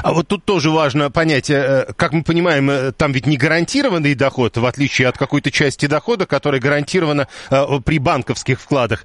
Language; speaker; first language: Russian; native; Russian